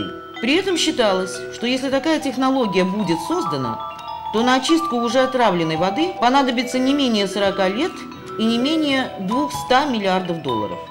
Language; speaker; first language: Russian; native; Russian